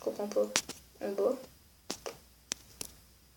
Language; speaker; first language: French; native; French